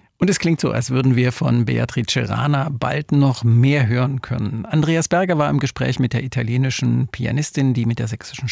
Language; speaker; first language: German; native; German